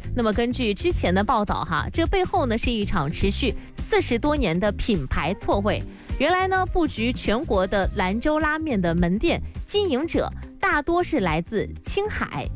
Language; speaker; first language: Chinese; non-native, local second language; Hakka Chinese